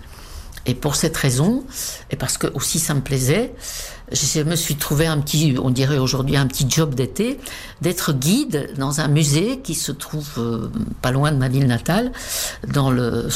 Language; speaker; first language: French; non-native, fluent; Czech